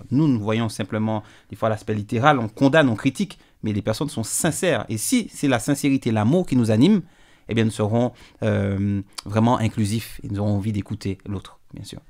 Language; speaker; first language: French; native; French